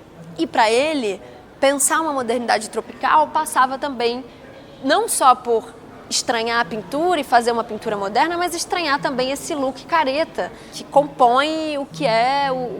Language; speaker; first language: Portuguese; native; Portuguese